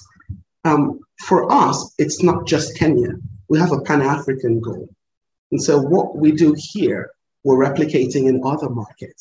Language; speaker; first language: English; non-native, local second language; Yoruba